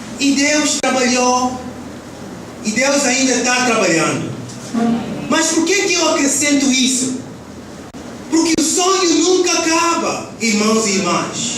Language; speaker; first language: Portuguese; early bilingual, heritage; Portuguese